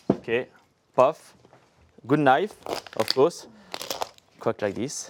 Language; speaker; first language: English; non-native, fluent; French